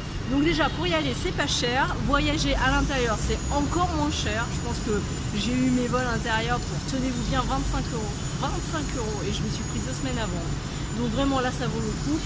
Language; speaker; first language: French; native; French